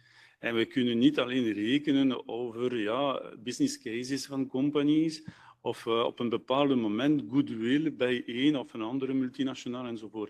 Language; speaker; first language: Dutch; non-native, local second language; French